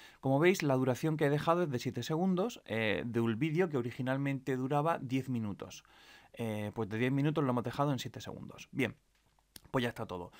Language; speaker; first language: Spanish; native; Spanish